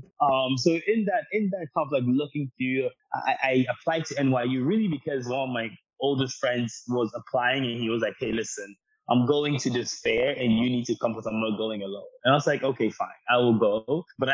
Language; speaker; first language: English; non-native, local second language; Akan